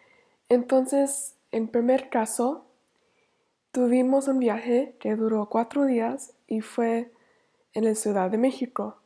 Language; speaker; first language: Spanish; non-native, learner; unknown